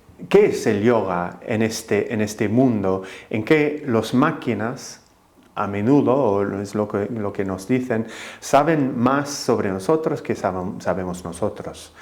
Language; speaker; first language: Spanish; non-native, fluent; English